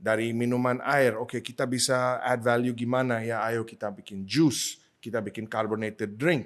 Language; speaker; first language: Indonesian; non-native, fluent; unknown